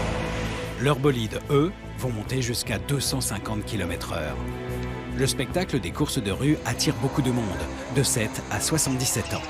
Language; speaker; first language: French; native; French